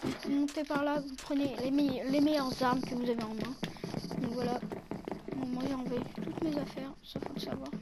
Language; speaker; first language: French; native; French